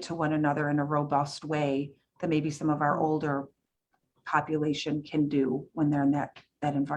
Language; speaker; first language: English; native; English